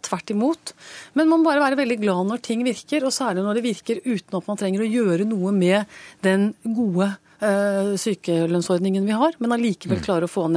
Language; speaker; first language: Norwegian; native; Norwegian